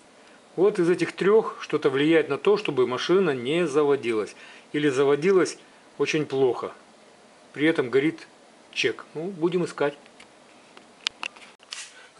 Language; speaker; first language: Russian; native; Russian